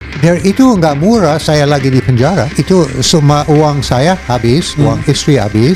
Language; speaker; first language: Indonesian; non-native, learner; English